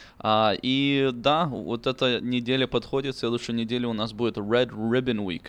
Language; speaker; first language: Russian; early bilingual, heritage; Russian